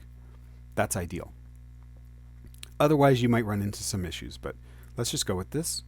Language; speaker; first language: English; native; English